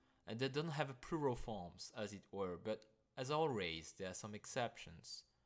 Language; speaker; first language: English; non-native, fluent; French